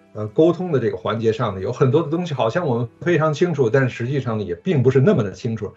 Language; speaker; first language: Chinese; early bilingual, other home language; Japanese